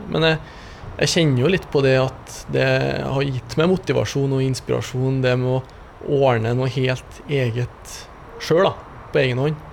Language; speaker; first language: Norwegian; native; Norwegian